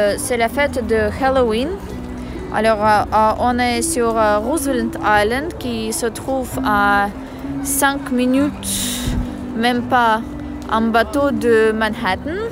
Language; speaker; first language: French; non-native, fluent; Russian